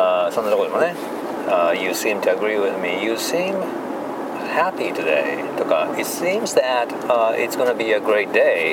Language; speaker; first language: English; non-native, fluent; Japanese